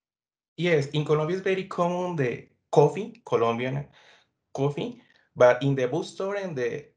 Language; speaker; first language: English; non-native, learner; Spanish